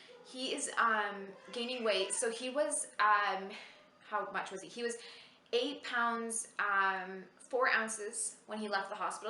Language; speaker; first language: English; native; English